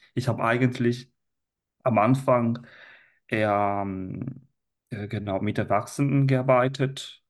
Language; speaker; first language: German; non-native, fluent; Italian